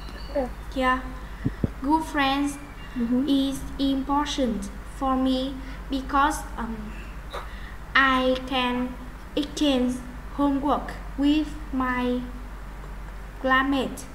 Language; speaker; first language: English; non-native, learner; Vietnamese